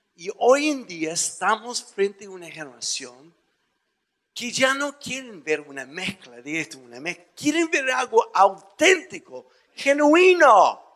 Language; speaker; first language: Spanish; non-native, fluent; English